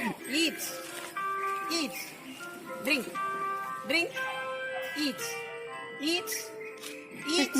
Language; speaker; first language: English; non-native, local second language; Tamil